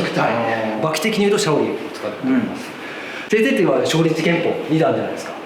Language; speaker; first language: Japanese; native; Japanese